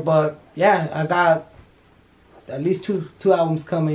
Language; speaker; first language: English; early bilingual, other home language; Spanish